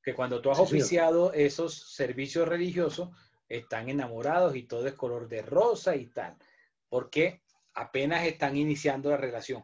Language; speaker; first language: Spanish; native; Spanish